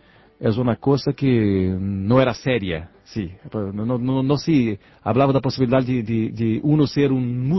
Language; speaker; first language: Spanish; non-native, learner; Portuguese